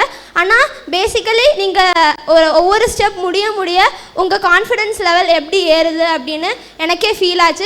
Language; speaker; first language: Tamil; non-native, local second language; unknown